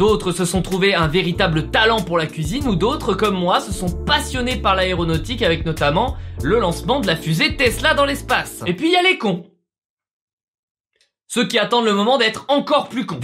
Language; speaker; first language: French; native; French